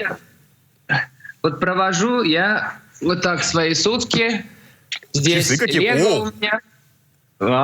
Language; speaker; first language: Russian; early bilingual, heritage; Russian